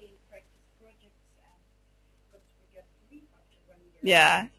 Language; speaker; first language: English; non-native, fluent; Ukrainian